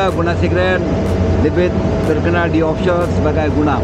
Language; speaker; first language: Malay; native; Malay